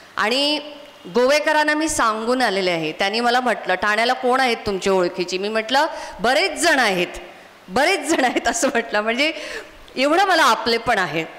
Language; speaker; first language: Marathi; non-native, local second language; Konkani